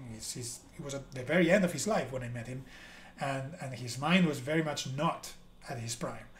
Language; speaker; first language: English; non-native, fluent; Spanish